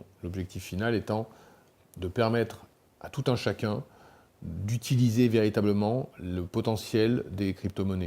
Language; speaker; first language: French; native; French